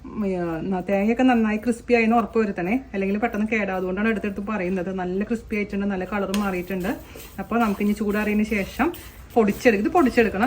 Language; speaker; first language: Malayalam; native; Malayalam